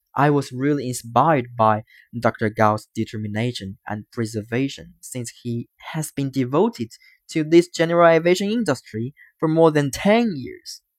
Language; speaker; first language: English; non-native, fluent; Chinese